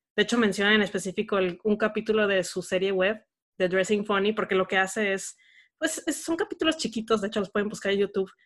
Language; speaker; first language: Spanish; native; Spanish